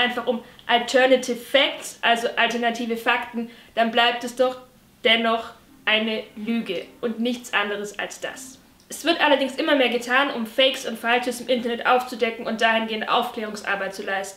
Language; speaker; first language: German; native; German